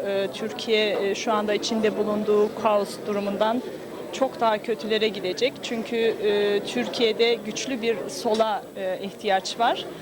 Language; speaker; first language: Turkish; native; Turkish